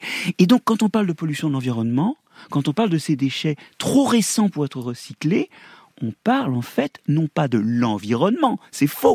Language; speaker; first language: French; native; French